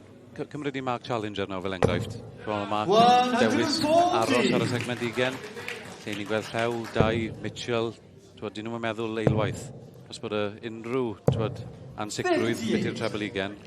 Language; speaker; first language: Welsh; native; Welsh